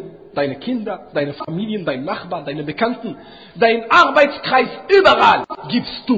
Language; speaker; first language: German; non-native, fluent; Arabic